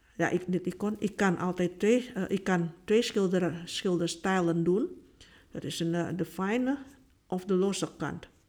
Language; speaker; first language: Dutch; non-native, fluent; Indonesian